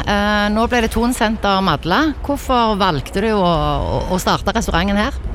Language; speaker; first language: Norwegian; native; Norwegian